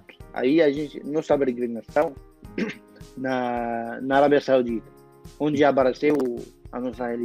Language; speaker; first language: Portuguese; non-native, fluent; Arabic